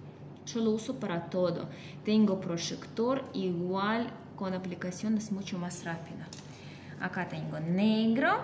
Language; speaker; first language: Spanish; non-native, fluent; Russian